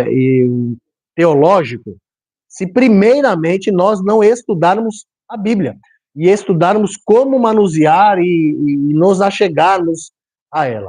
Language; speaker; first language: Portuguese; native; Portuguese